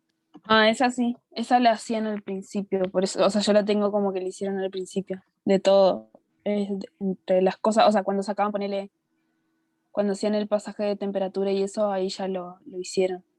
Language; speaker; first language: Spanish; native; Spanish